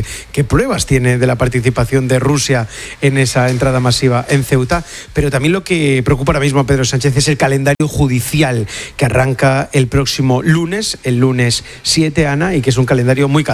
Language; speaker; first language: Spanish; native; Spanish